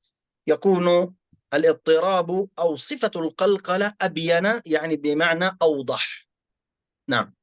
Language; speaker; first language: Arabic; native; Arabic